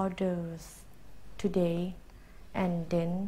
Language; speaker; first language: English; non-native, learner; Thai